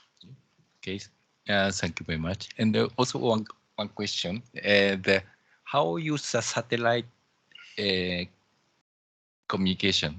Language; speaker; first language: English; non-native, learner; Japanese